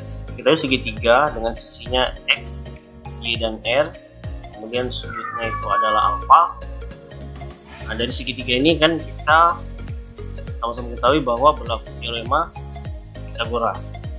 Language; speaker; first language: Indonesian; native; Indonesian